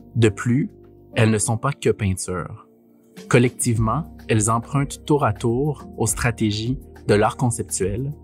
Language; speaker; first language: French; native; French